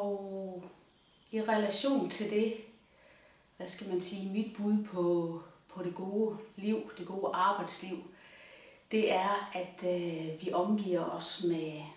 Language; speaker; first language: Danish; native; Danish